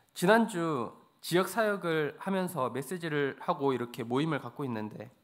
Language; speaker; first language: Korean; native; Korean